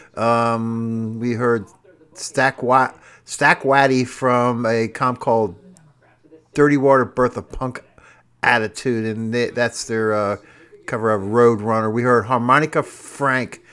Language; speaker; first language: English; native; English